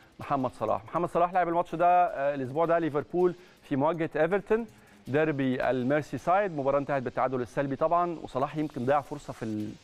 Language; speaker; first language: Arabic; native; Arabic